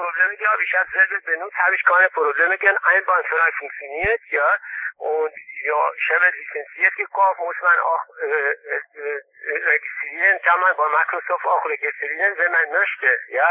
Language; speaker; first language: German; non-native, fluent; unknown